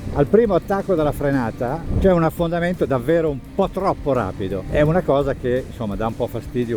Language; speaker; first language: Italian; native; Italian